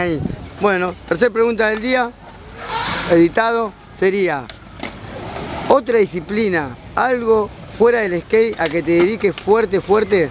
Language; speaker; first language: Spanish; native; Spanish